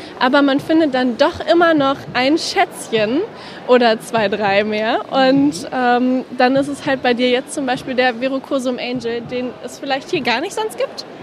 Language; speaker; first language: German; native; German